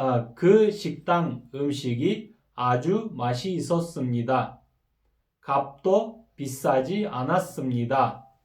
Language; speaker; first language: Korean; non-native, fluent; Kyrgyz